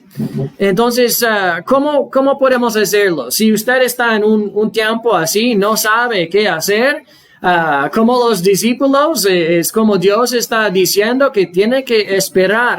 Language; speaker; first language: Spanish; non-native, fluent; English